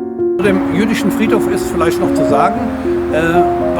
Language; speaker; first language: German; native; German